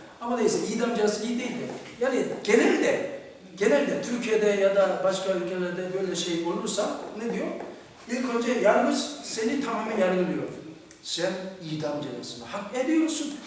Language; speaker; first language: Turkish; non-native, fluent; Korean